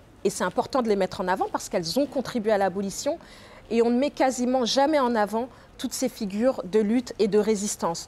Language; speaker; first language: French; native; French